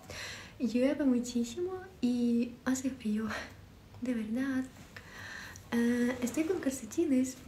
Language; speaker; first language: Spanish; non-native, learner; Ukrainian